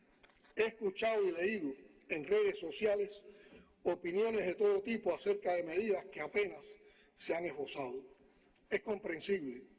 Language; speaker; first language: Spanish; native; Spanish